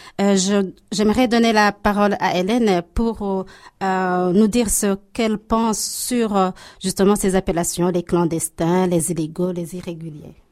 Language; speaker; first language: French; native; French